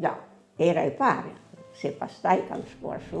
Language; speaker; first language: Albanian; non-native, learner; Italian